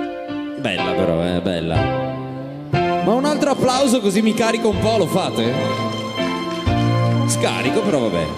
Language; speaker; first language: Italian; native; Italian